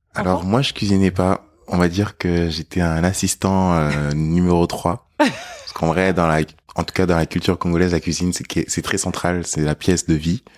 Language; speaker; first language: French; early bilingual, other home language; English